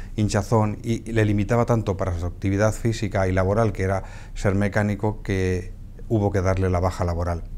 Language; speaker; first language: Spanish; native; Spanish